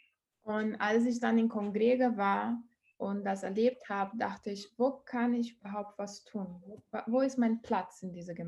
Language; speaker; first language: German; non-native, learner; Portuguese